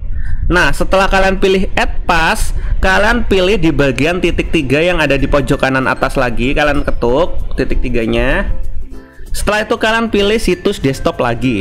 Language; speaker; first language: Indonesian; native; Indonesian